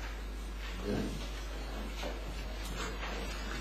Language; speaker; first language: Polish; native; Polish